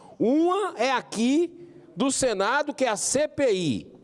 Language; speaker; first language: Portuguese; native; Portuguese